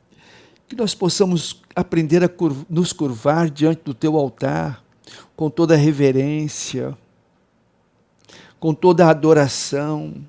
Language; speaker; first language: Portuguese; native; Portuguese